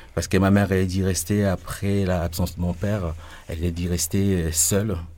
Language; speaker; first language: French; non-native, local second language; Lingala